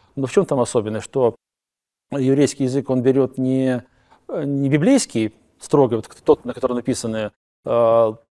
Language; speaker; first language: Russian; native; Russian